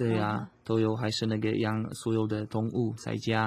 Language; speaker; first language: Chinese; non-native, fluent; Slovak